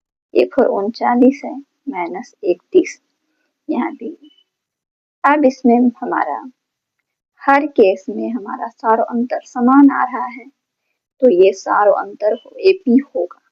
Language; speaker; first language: Hindi; native; Hindi